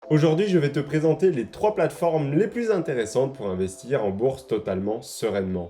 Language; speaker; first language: French; native; French